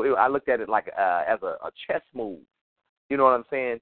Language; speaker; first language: English; native; English